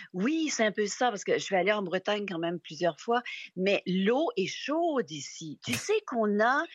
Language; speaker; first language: French; native; French